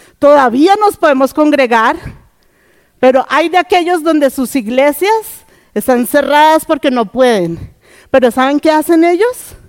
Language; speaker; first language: Spanish; native; Spanish